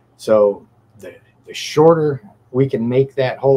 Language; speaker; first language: English; native; English